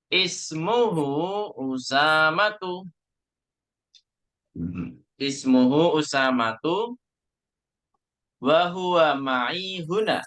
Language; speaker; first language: Arabic; non-native, fluent; Indonesian